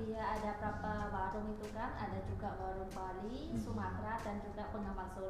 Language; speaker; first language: Indonesian; non-native, fluent; Khmer